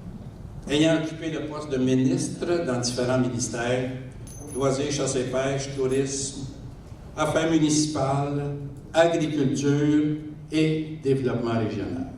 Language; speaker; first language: French; native; French